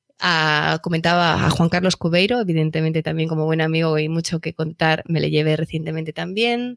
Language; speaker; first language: Spanish; native; Spanish